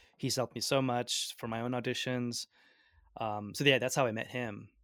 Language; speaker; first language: English; early bilingual, other home language; Gujarati